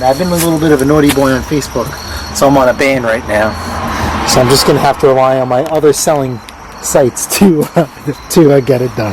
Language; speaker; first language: English; native; English